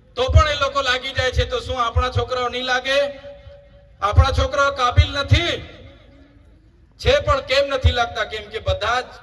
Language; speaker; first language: Gujarati; non-native, local second language; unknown